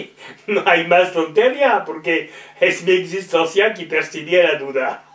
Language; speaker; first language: Spanish; non-native, learner; French